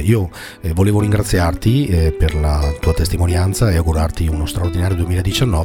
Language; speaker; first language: Italian; native; Italian